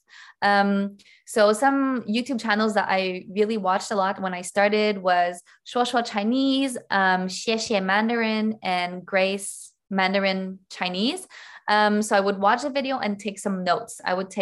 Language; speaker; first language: English; non-native, fluent; French